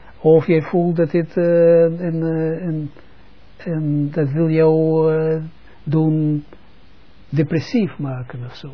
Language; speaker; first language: Dutch; non-native, fluent; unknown